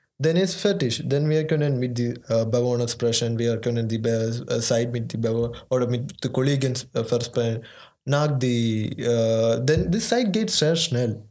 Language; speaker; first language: German; non-native, learner; Malayalam